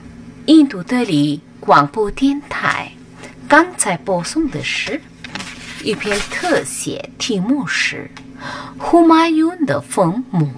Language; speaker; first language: Chinese; non-native, learner; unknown